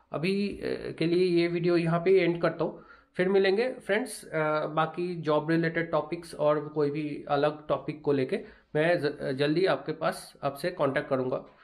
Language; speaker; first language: Hindi; non-native, local second language; Bangla